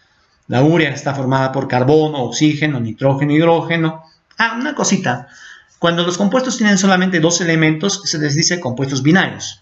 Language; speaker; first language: Spanish; native; Spanish